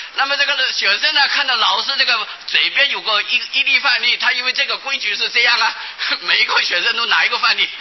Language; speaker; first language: Chinese; non-native, local second language; Hakka Chinese